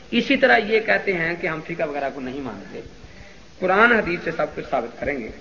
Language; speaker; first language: Urdu; non-native, local second language; Punjabi